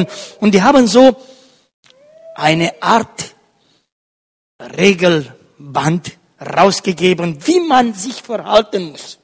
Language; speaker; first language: German; non-native, fluent; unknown